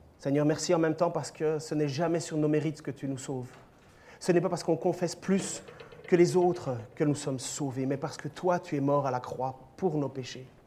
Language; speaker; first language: French; native; French